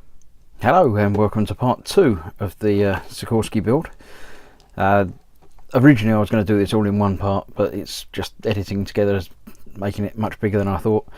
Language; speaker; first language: English; native; English